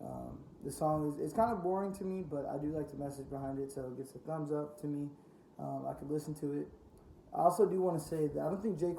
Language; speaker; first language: English; native; English